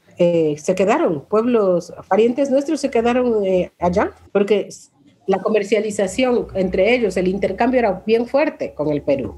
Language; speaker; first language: Spanish; non-native, local second language; Quechua